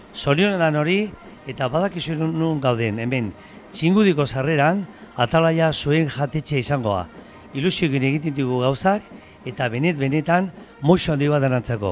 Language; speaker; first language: Basque; non-native, local second language; Spanish